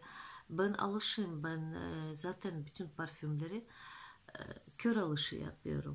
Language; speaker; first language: Turkish; non-native, fluent; Russian